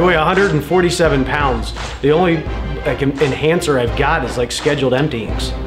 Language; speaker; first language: English; native; English